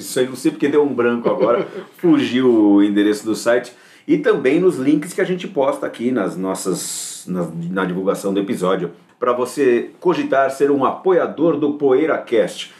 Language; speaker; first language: Portuguese; native; Portuguese